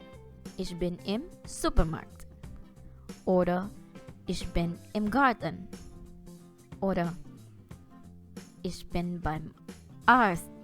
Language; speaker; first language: German; non-native, fluent; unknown